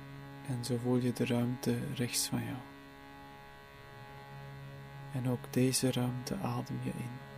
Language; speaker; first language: Dutch; native; Dutch